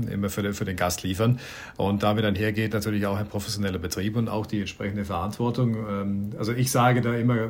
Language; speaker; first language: German; native; German